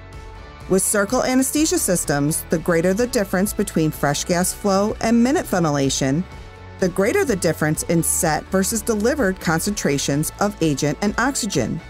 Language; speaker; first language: English; native; English